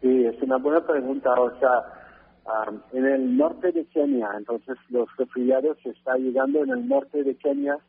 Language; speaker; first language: Spanish; non-native, fluent; French